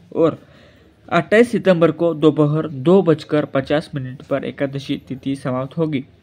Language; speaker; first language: Hindi; non-native, local second language; Marathi